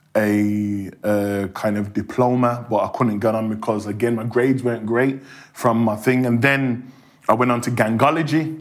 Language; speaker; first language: English; native; English